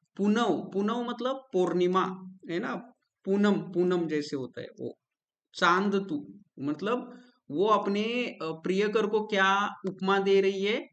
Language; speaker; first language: Hindi; non-native, local second language; Marathi